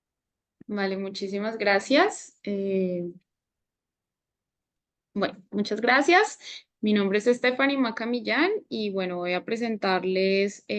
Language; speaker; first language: Spanish; native; Spanish